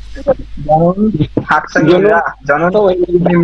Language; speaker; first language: Korean; non-native, learner; Bangla